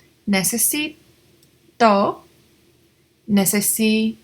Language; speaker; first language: Spanish; non-native, fluent; English